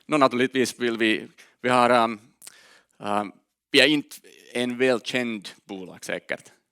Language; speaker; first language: Swedish; non-native, local second language; Finnish